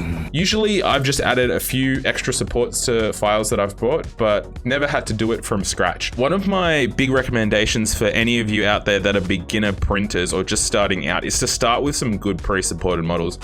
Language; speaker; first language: English; native; English